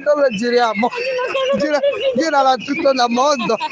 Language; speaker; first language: Italian; non-native, learner; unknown